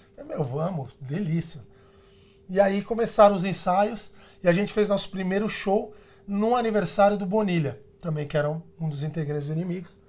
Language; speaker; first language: Portuguese; early bilingual, other home language; Spanish